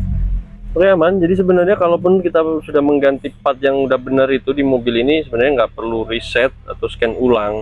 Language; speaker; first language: Indonesian; native; Indonesian